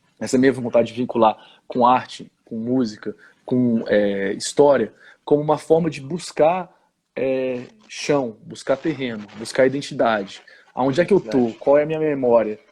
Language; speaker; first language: Portuguese; early bilingual, heritage; Portuguese